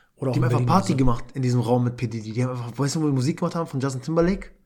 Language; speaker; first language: German; early bilingual, other home language; Albanian